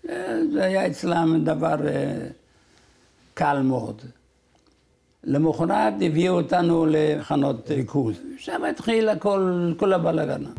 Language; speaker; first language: Hebrew; non-native, fluent; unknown